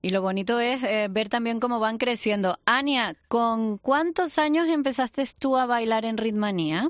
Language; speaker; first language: Spanish; native; Spanish